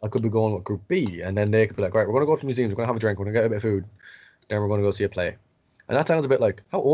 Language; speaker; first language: English; native; English